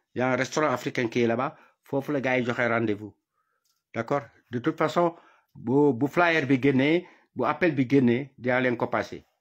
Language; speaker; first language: French; non-native, local second language; Wolof